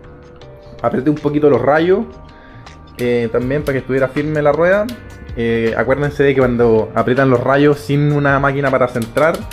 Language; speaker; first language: Spanish; native; Spanish